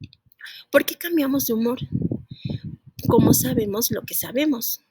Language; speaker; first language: Spanish; native; Spanish